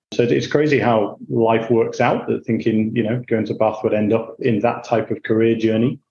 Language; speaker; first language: English; native; English